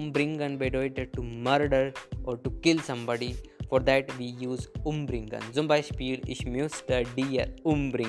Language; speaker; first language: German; non-native, learner; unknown